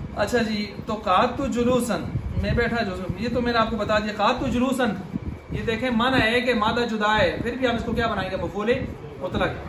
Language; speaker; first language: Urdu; non-native, local second language; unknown